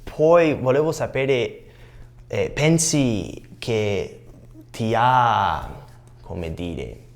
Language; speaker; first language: Italian; non-native, learner; English